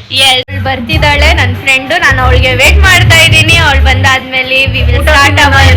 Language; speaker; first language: Kannada; non-native, local second language; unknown